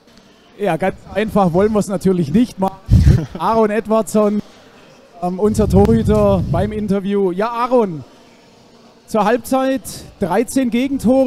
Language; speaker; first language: German; native; German